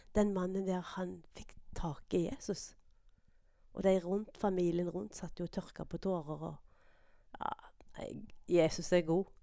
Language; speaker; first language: Norwegian; native; Norwegian